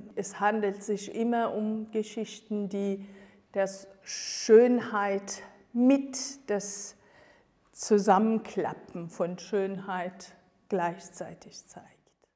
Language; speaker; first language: German; non-native, fluent; Persian